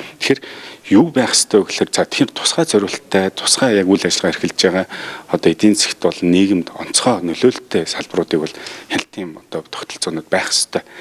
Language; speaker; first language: Mongolian; native; Mongolian